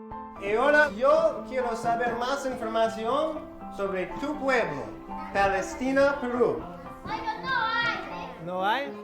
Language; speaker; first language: Spanish; non-native, fluent; English